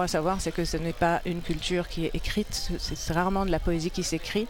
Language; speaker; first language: French; non-native, local second language; Arabic